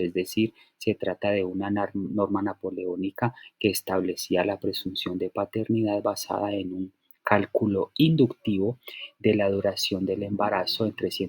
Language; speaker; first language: Spanish; native; Spanish